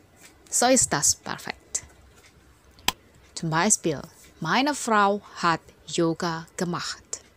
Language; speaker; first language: German; non-native, fluent; Indonesian